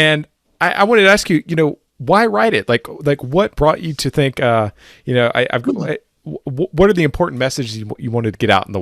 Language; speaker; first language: English; native; English